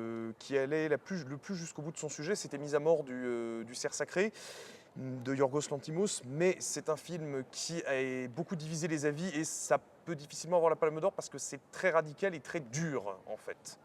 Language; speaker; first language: French; native; French